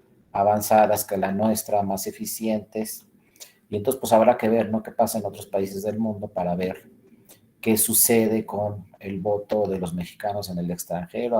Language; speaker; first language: Spanish; native; Spanish